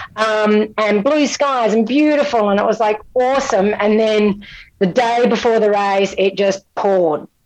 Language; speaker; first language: English; native; English